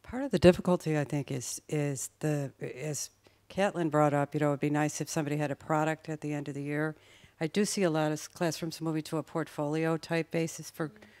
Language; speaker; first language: English; native; English